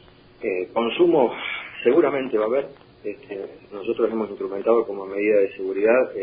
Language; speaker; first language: Spanish; native; Spanish